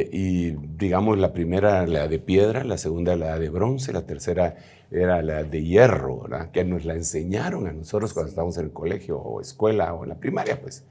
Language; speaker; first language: Spanish; native; Spanish